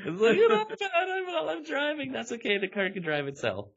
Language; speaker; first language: English; native; English